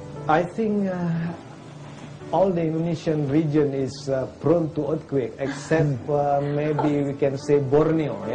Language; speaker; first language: English; non-native, fluent; Indonesian